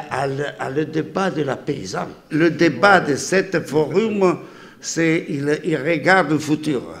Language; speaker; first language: French; non-native, fluent; Italian